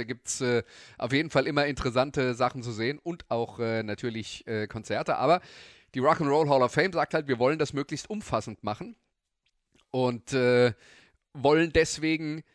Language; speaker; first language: German; native; German